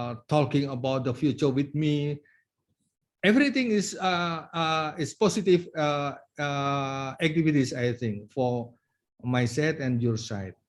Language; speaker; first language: English; non-native, learner; Indonesian